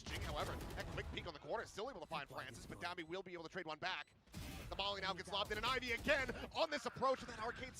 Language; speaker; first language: English; native; English